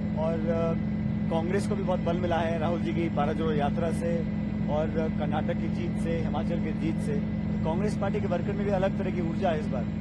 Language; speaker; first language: Hindi; native; Hindi